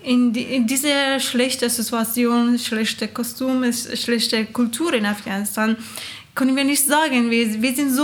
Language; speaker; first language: German; non-native, learner; Persian